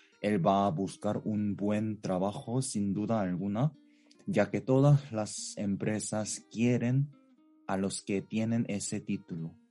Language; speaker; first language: Spanish; non-native, fluent; Korean